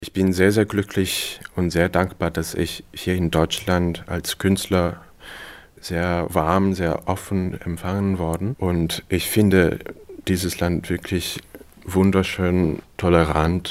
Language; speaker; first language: German; non-native, fluent; Cantonese